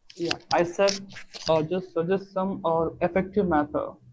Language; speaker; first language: English; non-native, local second language; Urdu